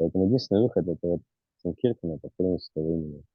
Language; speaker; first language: Russian; native; Russian